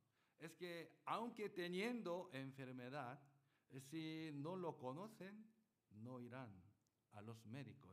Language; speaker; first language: Spanish; non-native, learner; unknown